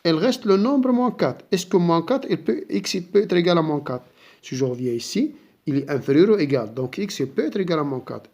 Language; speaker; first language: French; non-native, local second language; Arabic